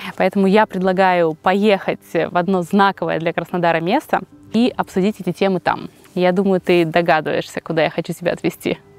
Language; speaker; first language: Russian; native; Russian